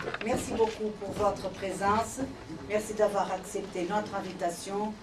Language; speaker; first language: French; non-native, fluent; Portuguese